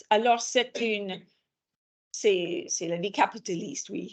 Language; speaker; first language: French; non-native, fluent; English